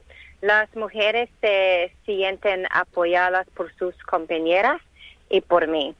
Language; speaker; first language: Spanish; non-native, learner; English